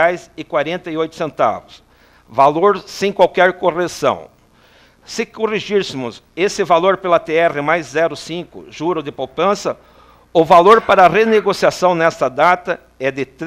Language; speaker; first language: Portuguese; native; Portuguese